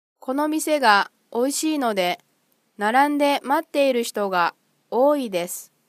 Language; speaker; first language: Japanese; non-native, fluent; Vietnamese